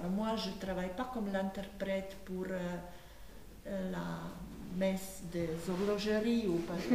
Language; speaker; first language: French; non-native, fluent; Slovak